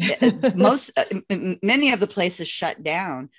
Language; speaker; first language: English; native; English